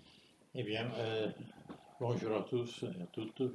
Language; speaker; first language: French; non-native, fluent; Turkish